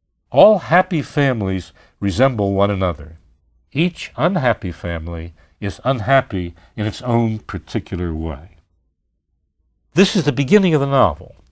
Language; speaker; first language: English; native; English